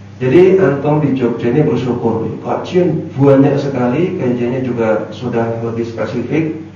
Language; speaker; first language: Indonesian; native; Indonesian